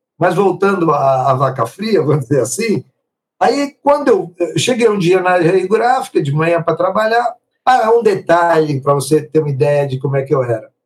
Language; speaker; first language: Portuguese; early bilingual, other home language; Italian